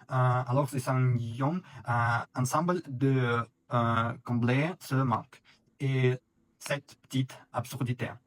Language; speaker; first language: French; non-native, learner; Russian